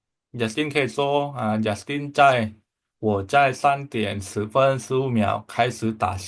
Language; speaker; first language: Chinese; non-native, fluent; Indonesian